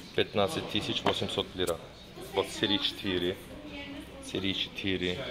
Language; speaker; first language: Russian; non-native, learner; Turkish